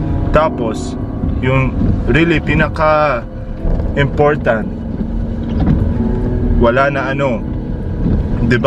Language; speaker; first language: Filipino; non-native, learner; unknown